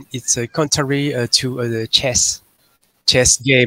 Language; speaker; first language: English; non-native, learner; French